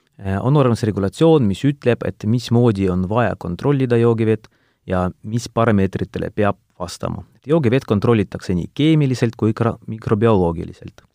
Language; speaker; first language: Estonian; non-native, local second language; Russian